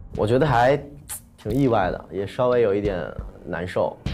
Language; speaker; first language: Chinese; native; Chinese